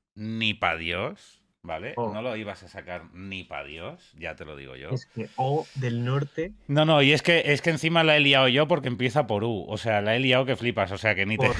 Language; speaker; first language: Spanish; native; Spanish